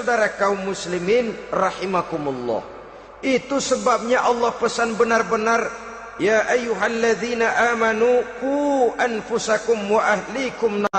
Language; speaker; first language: Indonesian; native; Indonesian